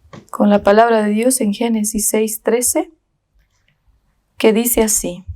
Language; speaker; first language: Spanish; native; Spanish